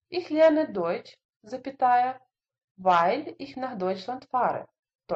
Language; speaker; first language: German; non-native, fluent; Russian